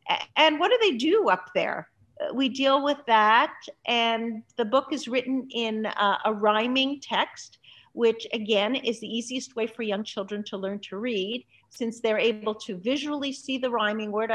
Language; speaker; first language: English; native; English